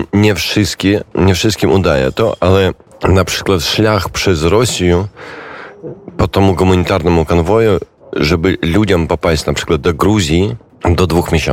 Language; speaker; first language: Polish; non-native, learner; Ukrainian